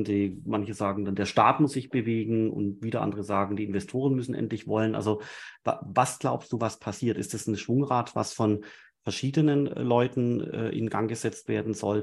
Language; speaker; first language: German; native; German